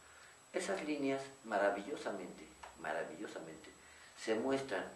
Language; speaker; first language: Spanish; native; Spanish